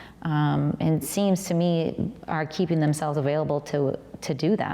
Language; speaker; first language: English; native; English